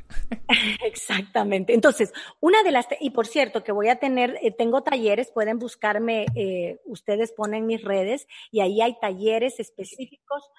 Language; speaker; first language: Spanish; native; Spanish